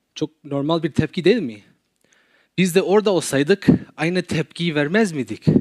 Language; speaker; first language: Turkish; non-native, fluent; English